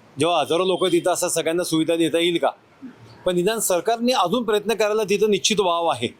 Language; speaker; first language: Marathi; native; Marathi